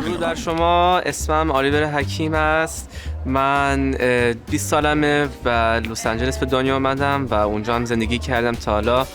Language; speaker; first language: Persian; non-native, fluent; English